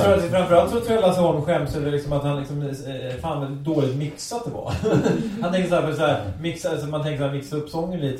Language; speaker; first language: Swedish; native; Swedish